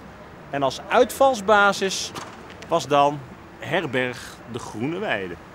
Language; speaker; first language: Dutch; native; Dutch